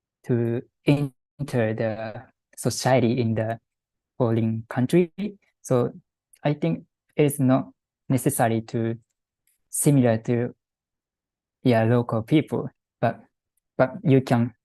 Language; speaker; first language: English; non-native, fluent; Japanese